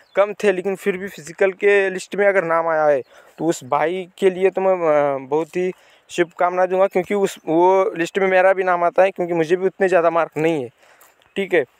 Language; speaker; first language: Hindi; non-native, local second language; Marathi